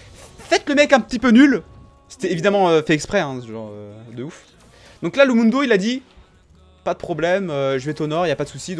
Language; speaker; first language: French; native; French